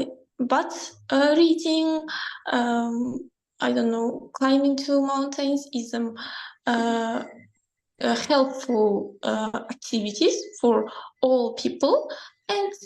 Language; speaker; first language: English; non-native, learner; Kazakh